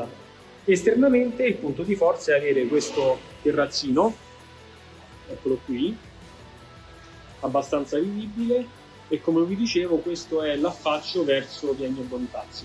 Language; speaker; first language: Italian; native; Italian